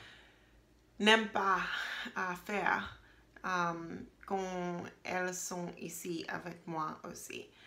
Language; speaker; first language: French; non-native, learner; English